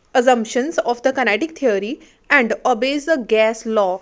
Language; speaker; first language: English; non-native, local second language; Punjabi